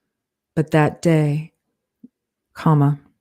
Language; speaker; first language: English; native; English